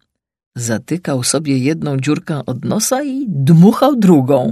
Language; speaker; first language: Polish; native; Polish